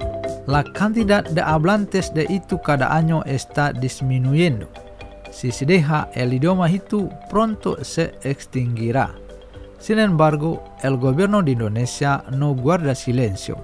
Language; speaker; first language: Spanish; non-native, fluent; Indonesian